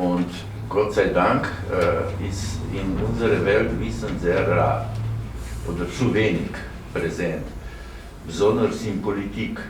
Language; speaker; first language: German; non-native, learner; Slovenian